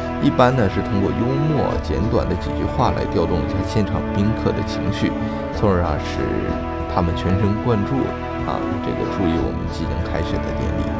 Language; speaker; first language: Chinese; native; Chinese